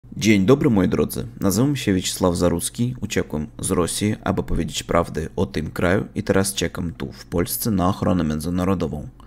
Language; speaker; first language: Polish; non-native, learner; Russian